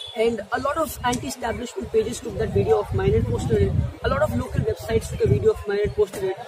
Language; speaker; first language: English; non-native, local second language; Urdu